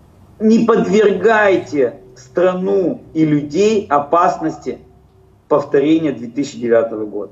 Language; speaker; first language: Russian; native; Russian